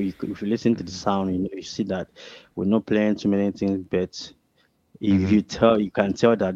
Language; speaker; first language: English; non-native, local second language; Ibibio